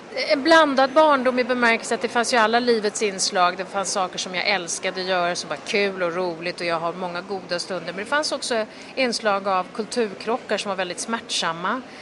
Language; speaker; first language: Swedish; early bilingual, other home language; Kurdish